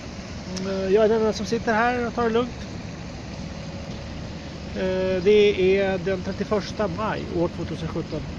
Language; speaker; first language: Swedish; native; Swedish